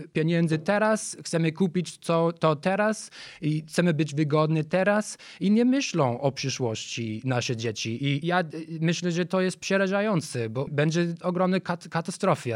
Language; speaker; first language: Polish; non-native, learner; English